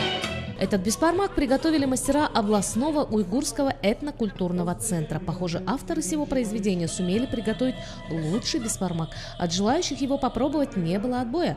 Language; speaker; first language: Russian; native; Russian